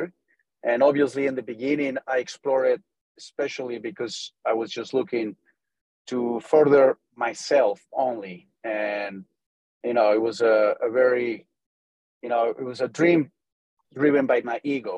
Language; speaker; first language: English; non-native, fluent; Spanish